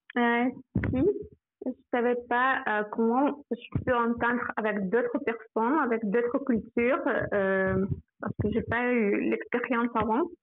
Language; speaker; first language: French; non-native, fluent; Russian